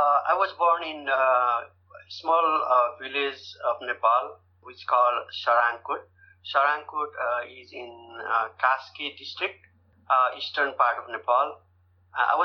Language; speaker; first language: English; non-native, fluent; Nepali